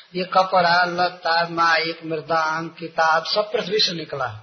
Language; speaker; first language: Hindi; native; Hindi